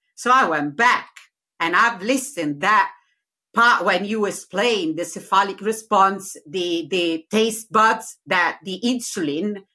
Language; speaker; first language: English; non-native, learner; Italian